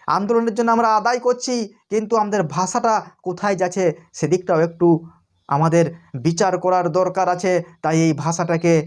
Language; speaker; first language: Bangla; non-native, local second language; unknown